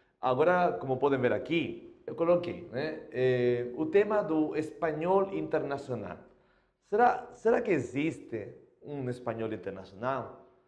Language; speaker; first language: Portuguese; non-native, fluent; Spanish